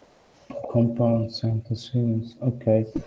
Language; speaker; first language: English; non-native, learner; Spanish